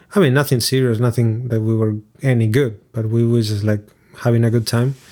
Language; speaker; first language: English; non-native, fluent; Spanish